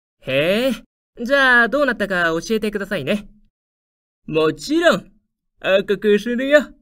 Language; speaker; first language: Japanese; native; Japanese